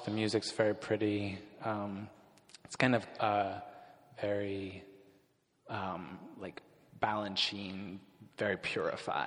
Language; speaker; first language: English; native; English